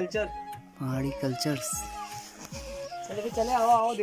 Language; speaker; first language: Hindi; non-native, local second language; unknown